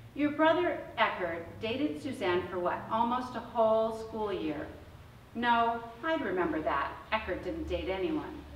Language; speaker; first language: English; native; English